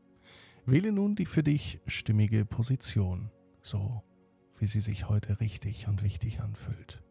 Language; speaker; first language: German; native; German